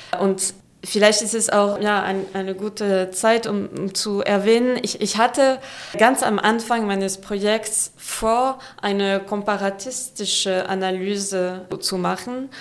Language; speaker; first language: German; non-native, fluent; French